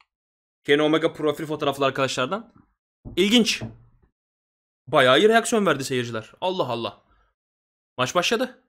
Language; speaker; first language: Turkish; native; Turkish